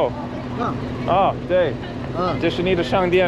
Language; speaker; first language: Chinese; non-native, learner; English